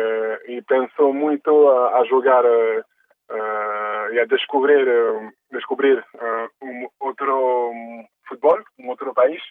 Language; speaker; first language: Portuguese; early bilingual, heritage; French